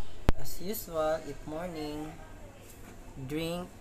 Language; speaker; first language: English; non-native, learner; Filipino